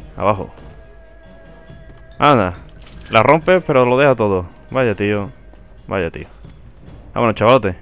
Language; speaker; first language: Spanish; native; Spanish